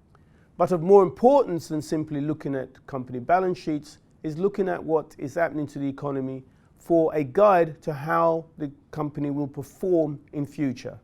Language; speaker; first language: English; native; English